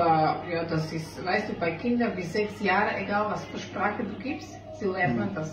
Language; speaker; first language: German; non-native, learner; Slovak